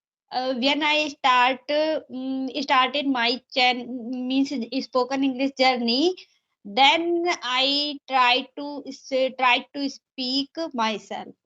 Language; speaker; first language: English; non-native, learner; Hindi